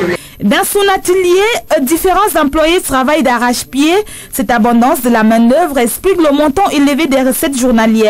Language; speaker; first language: French; non-native, local second language; Wolof